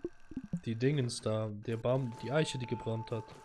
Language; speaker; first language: German; native; German